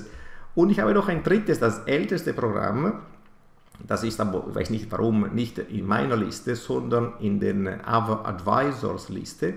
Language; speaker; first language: German; non-native, fluent; Italian